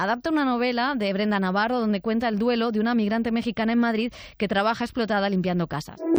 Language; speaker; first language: Spanish; native; Spanish